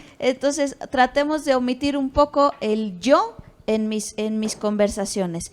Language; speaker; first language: Spanish; native; Spanish